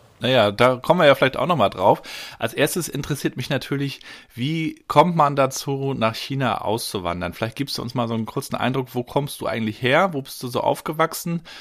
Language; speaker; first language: German; native; German